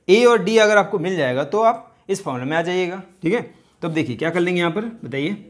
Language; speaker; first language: Hindi; native; Hindi